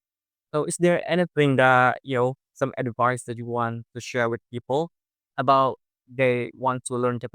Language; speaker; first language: English; non-native, fluent; Indonesian